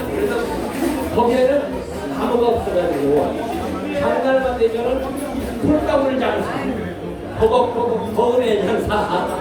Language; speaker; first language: Korean; native; Korean